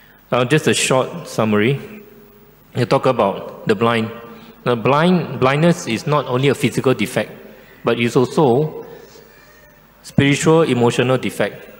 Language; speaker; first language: English; non-native, local second language; Chinese